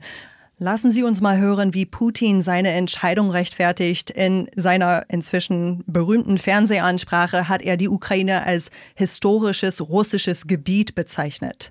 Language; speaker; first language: German; native; German